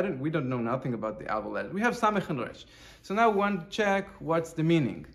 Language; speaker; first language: English; non-native, fluent; Hebrew